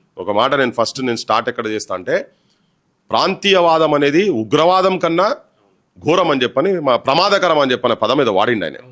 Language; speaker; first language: Telugu; native; Telugu